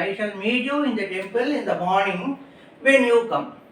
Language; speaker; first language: English; non-native, local second language; Tamil